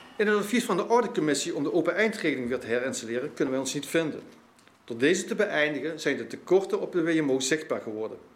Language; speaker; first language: Dutch; native; Dutch